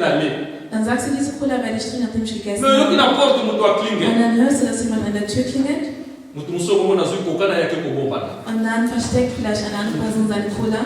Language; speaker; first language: German; non-native, fluent; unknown